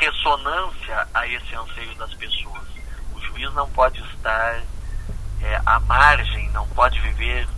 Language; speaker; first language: Portuguese; native; Portuguese